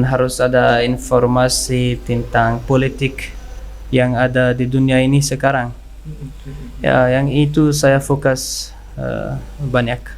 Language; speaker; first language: Indonesian; non-native, learner; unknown